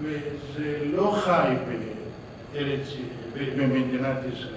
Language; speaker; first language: Hebrew; non-native, fluent; Arabic